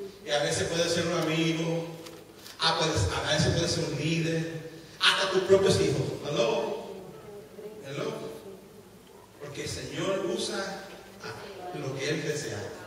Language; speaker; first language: Spanish; early bilingual, heritage; Spanish